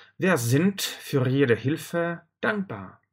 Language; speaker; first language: German; non-native, fluent; Russian